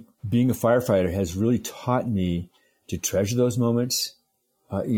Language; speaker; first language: English; native; English